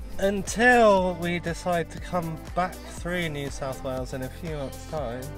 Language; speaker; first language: English; native; English